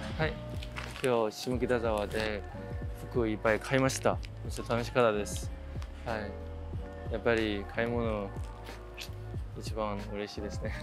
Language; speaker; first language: Japanese; non-native, fluent; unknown